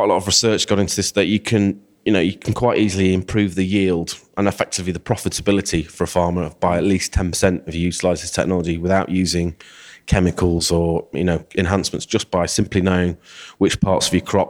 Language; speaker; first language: English; native; English